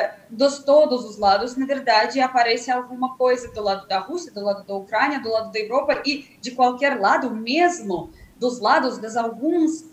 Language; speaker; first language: Portuguese; non-native, fluent; Russian